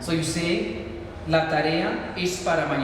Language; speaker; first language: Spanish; non-native, learner; English